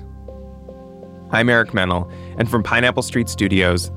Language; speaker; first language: English; native; English